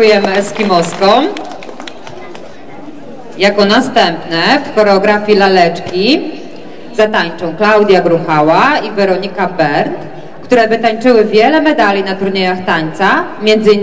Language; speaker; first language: Polish; native; Polish